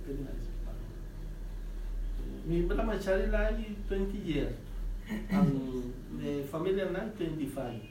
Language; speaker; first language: English; non-native, learner; Spanish